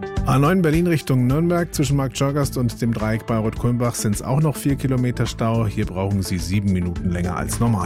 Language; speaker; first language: German; native; German